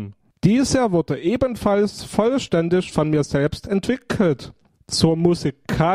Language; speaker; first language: German; native; German